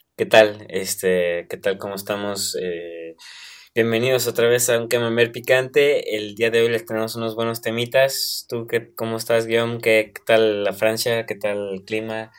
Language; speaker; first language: Spanish; native; Spanish